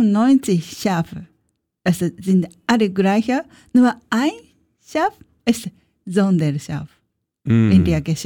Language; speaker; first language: German; non-native, learner; Japanese